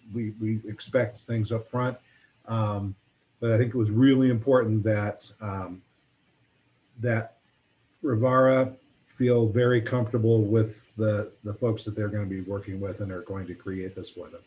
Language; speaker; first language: English; native; English